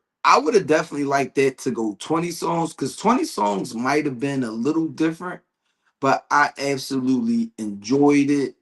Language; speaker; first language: English; native; English